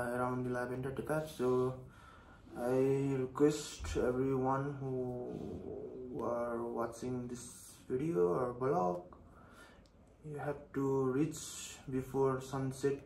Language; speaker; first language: English; non-native, learner; Nepali